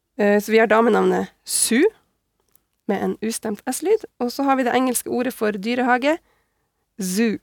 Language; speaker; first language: Norwegian; native; Norwegian